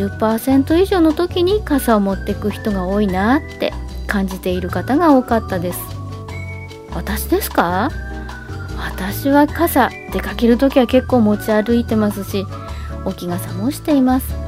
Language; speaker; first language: Japanese; native; Japanese